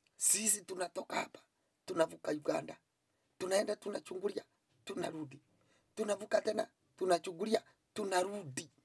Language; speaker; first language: Swahili; non-native, local second language; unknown